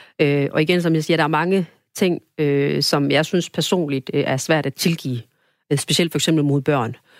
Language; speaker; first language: Danish; early bilingual, other home language; Tamil